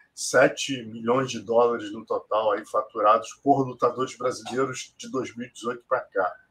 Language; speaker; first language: Portuguese; native; Portuguese